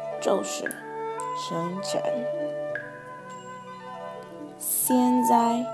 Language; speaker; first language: Chinese; non-native, learner; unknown